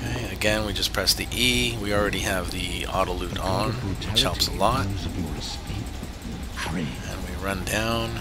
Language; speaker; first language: English; native; English